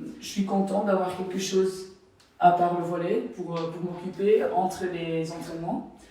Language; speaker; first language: French; non-native, local second language; Dutch